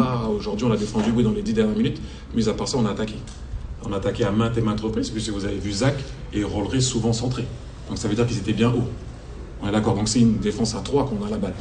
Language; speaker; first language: French; native; French